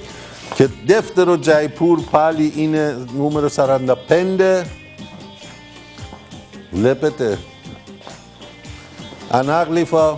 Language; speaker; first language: Greek; non-native, learner; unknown